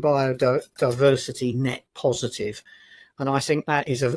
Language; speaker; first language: English; native; English